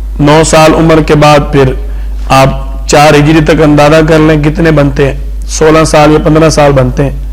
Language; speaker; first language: Urdu; non-native, local second language; Punjabi